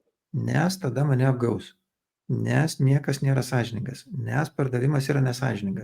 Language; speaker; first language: Lithuanian; native; Lithuanian